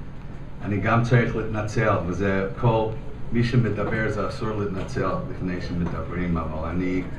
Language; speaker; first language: Hebrew; non-native, fluent; English